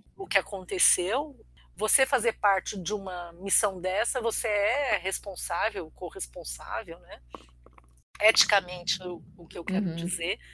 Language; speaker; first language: Portuguese; early bilingual, other home language; Armenian